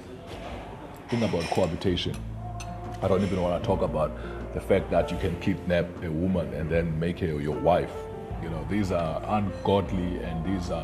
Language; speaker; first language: English; non-native, local second language; Xhosa